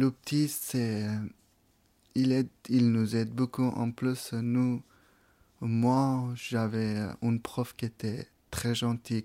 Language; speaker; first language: French; non-native, fluent; Persian